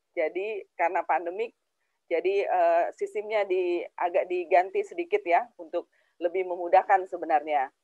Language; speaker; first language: Indonesian; native; Indonesian